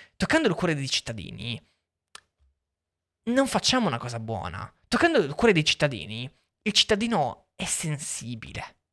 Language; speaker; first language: Italian; native; Italian